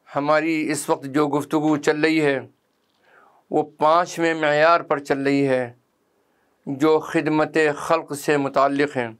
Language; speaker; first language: Urdu; native; Urdu